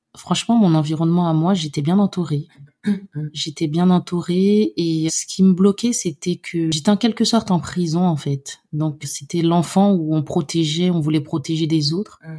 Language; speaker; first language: French; non-native, local second language; Haitian Creole